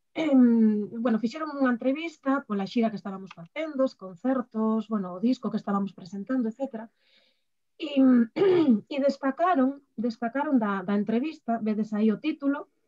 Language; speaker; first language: Galician; non-native, local second language; Spanish